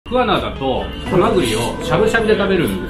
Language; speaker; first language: Japanese; native; Japanese